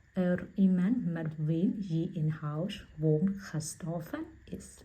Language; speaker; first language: Dutch; non-native, learner; Burmese